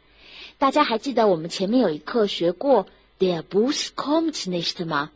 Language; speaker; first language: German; non-native, fluent; Chinese